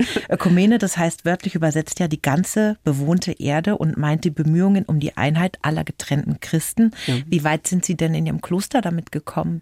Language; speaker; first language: German; native; German